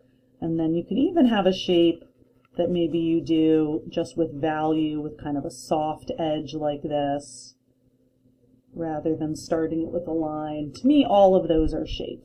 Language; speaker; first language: English; native; English